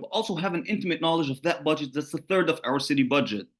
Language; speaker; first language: English; non-native, fluent; Arabic